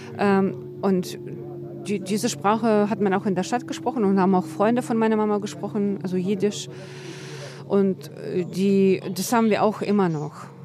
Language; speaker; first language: German; non-native, fluent; Ukrainian